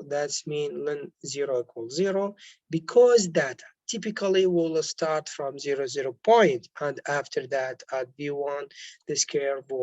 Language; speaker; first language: English; non-native, local second language; Arabic